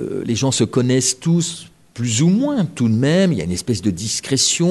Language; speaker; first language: French; native; French